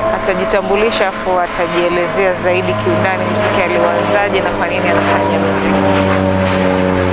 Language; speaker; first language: Swahili; native; Swahili